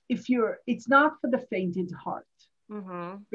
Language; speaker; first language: English; non-native, fluent; Hebrew